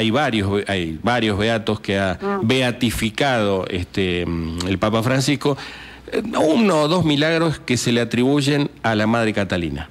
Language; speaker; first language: Spanish; native; Spanish